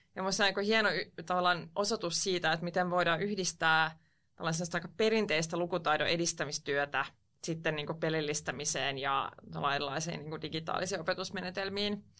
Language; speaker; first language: Finnish; non-native, local second language; Swedish